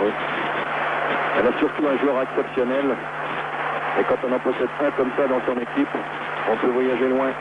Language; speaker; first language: French; native; French